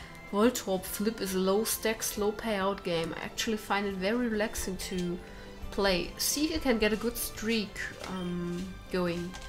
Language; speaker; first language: English; non-native, fluent; German